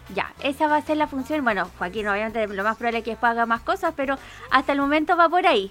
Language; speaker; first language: Spanish; native; Spanish